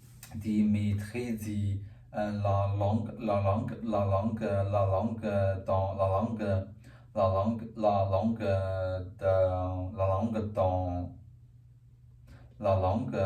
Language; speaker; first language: French; non-native, learner; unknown